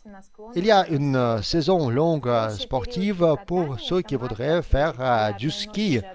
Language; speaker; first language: French; non-native, fluent; Russian